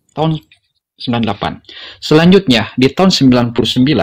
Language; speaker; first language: Indonesian; native; Indonesian